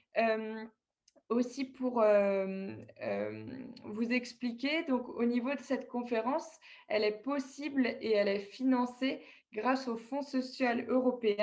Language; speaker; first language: French; native; French